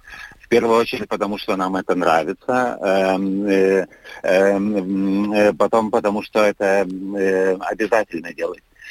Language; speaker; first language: Russian; non-native, fluent; Lithuanian